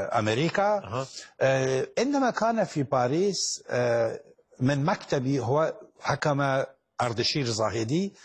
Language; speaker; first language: Arabic; non-native, fluent; Persian